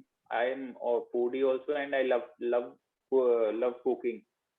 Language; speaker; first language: English; non-native, learner; Hindi